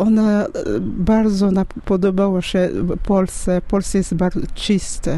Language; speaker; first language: Polish; non-native, learner; French